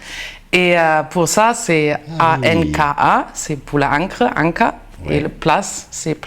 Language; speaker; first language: French; non-native, learner; German